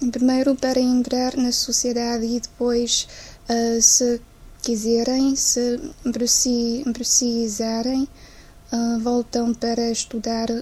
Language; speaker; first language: Portuguese; non-native, fluent; Chinese